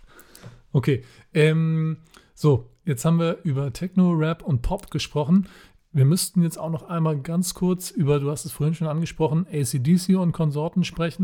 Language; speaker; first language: German; native; German